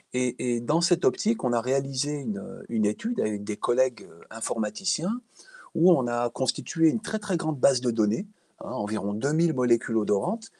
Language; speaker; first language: French; native; French